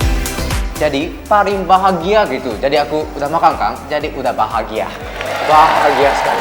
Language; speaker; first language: Indonesian; non-native, fluent; Japanese